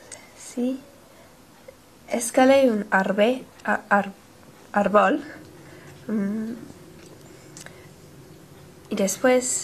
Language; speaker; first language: Spanish; non-native, learner; English